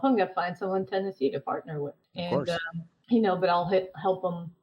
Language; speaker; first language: English; native; English